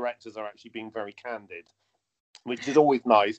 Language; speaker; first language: English; native; English